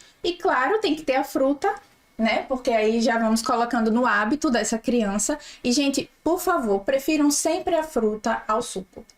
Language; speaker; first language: Portuguese; native; Portuguese